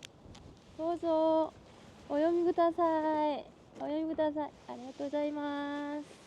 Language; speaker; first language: Japanese; non-native, learner; Korean